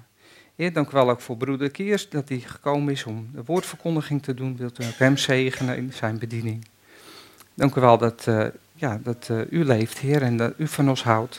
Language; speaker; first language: Dutch; native; Dutch